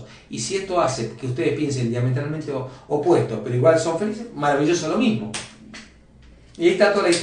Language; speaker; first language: Spanish; native; Spanish